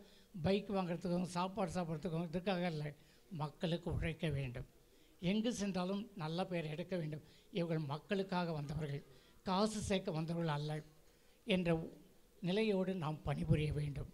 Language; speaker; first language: Tamil; native; Tamil